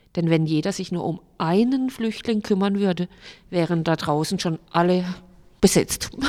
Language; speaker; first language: German; native; German